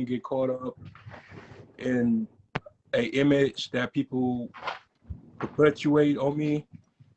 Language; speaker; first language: English; native; English